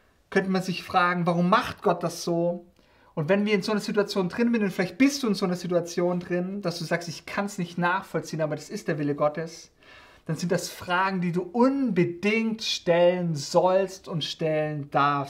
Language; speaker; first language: German; native; German